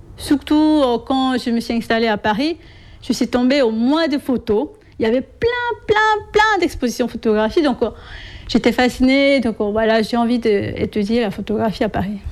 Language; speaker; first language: French; non-native, fluent; Korean